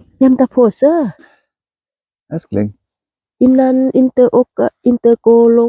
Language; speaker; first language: Swedish; non-native, learner; Thai